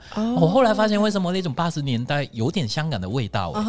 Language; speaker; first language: Chinese; non-native, local second language; Cantonese